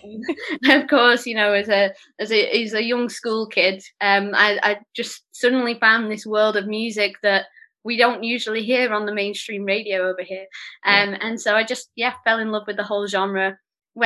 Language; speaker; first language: English; native; English